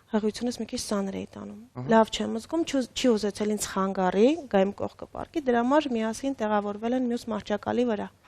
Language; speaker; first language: Armenian; native; Armenian